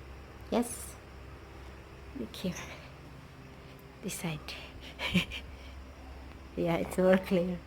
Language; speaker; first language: English; non-native, local second language; Cebuano